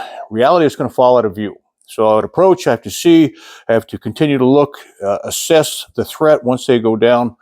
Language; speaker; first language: English; native; English